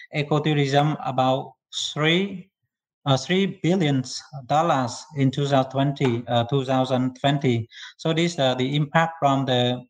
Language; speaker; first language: English; non-native, learner; Khmer